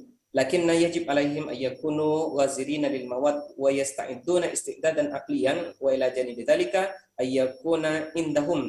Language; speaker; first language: Arabic; non-native, fluent; Indonesian